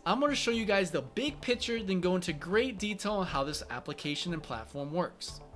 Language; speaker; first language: English; native; English